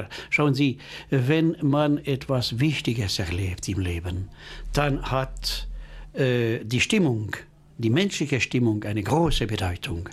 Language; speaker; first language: German; non-native, local second language; French